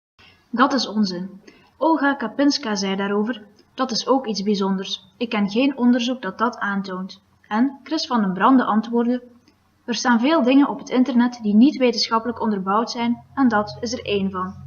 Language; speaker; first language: Dutch; native; Dutch